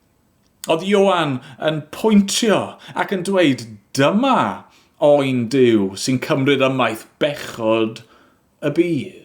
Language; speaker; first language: Welsh; native; Welsh